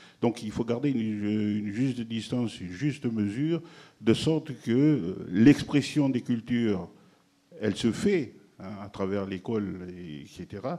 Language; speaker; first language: French; non-native, local second language; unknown